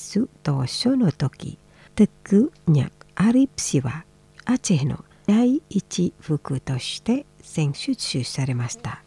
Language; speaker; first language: Japanese; non-native, fluent; Indonesian